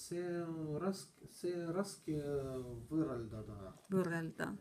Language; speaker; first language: Estonian; non-native, learner; Russian